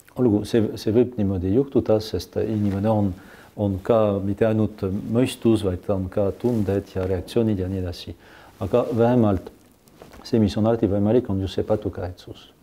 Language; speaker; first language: Estonian; non-native, fluent; French